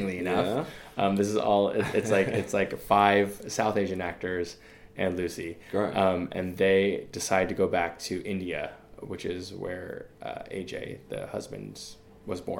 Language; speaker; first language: English; native; English